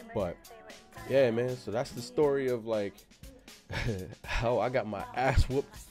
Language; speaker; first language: English; native; English